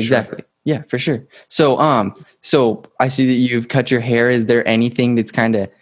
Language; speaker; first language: English; native; English